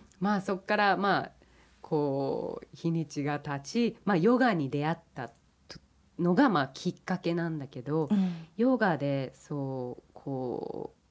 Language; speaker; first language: Japanese; early bilingual, heritage; English